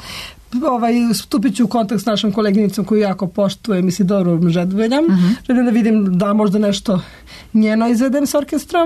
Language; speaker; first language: Serbian; native; Serbian